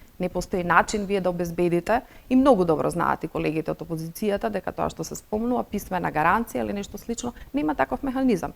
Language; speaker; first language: Macedonian; non-native, local second language; Bosnian